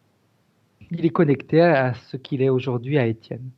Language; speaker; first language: French; native; French